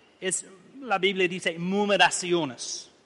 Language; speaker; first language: Spanish; non-native, learner; English